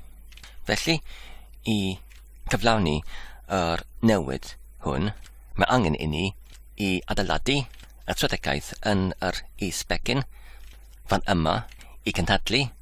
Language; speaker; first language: Welsh; non-native, fluent; English